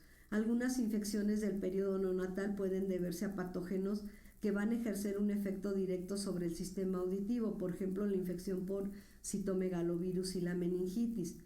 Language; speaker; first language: Spanish; native; Spanish